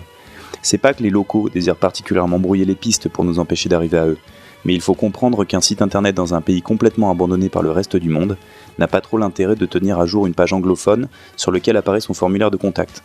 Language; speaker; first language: French; native; French